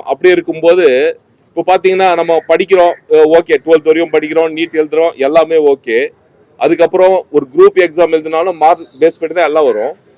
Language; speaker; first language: Tamil; native; Tamil